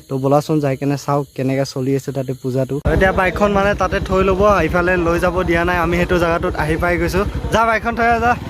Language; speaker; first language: Assamese; non-native, local second language; Bodo